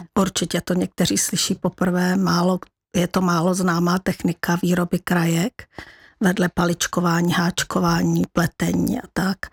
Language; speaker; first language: Czech; native; Czech